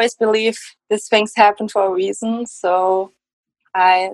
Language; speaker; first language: English; non-native, fluent; German